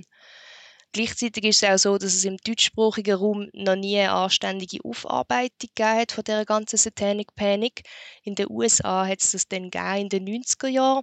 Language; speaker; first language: German; native; German